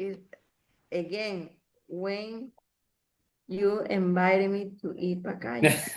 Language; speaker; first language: English; non-native, learner; Spanish